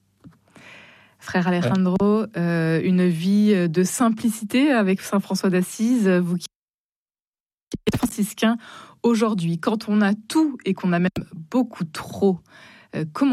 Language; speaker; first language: French; native; French